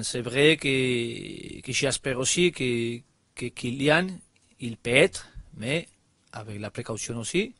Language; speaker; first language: French; non-native, learner; Spanish